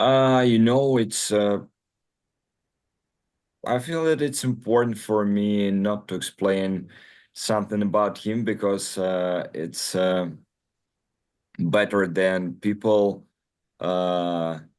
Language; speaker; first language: English; non-native, learner; Russian